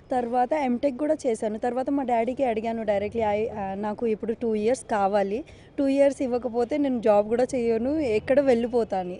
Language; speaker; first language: Telugu; non-native, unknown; Bangla